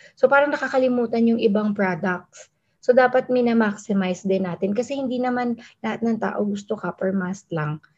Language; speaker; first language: Filipino; native; Filipino